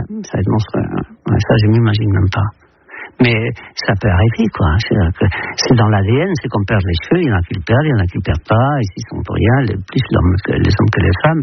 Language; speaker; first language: French; non-native, fluent; Dutch